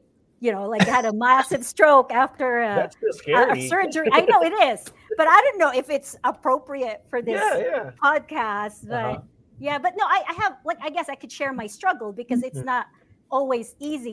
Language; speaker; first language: English; non-native, local second language; Cebuano